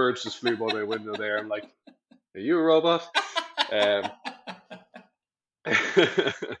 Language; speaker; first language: English; native; English